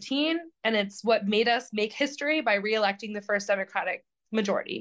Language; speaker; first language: English; native; English